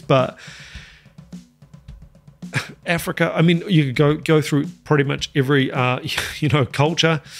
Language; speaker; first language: English; native; English